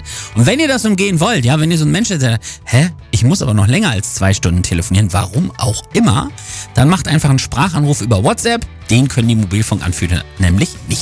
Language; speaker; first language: German; native; German